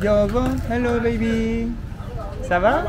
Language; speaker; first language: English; non-native, fluent; French